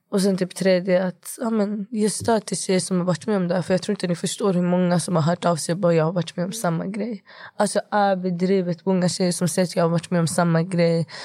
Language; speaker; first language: Swedish; early bilingual, other home language; Kurdish